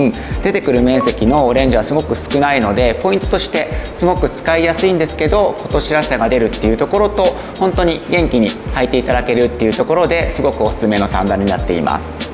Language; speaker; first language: Japanese; native; Japanese